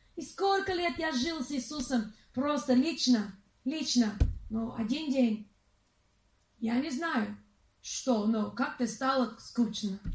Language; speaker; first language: Russian; non-native, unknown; English